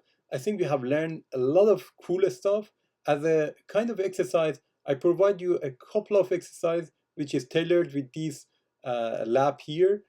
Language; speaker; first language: English; non-native, fluent; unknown